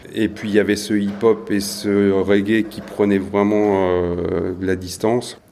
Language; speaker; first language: French; native; French